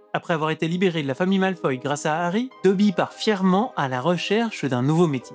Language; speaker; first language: French; native; French